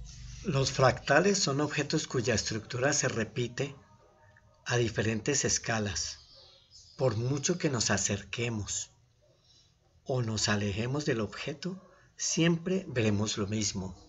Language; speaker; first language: Spanish; native; Spanish